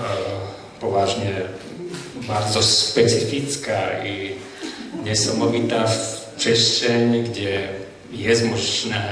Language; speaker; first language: Polish; non-native, learner; Slovak